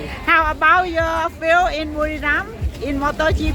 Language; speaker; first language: English; non-native, learner; Thai